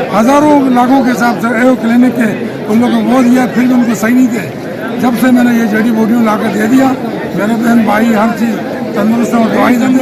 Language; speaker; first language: Urdu; non-native, local second language; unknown